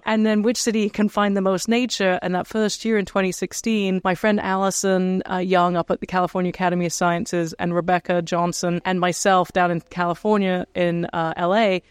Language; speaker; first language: English; native; English